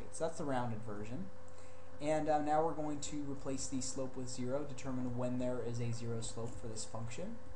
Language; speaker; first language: English; native; English